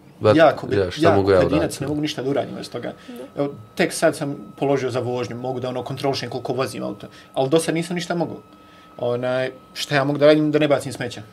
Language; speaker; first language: Bosnian; native; Bosnian